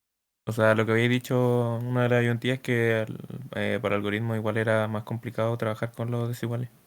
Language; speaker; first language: Spanish; native; Spanish